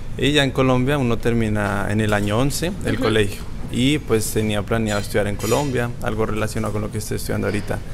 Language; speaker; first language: Spanish; native; Spanish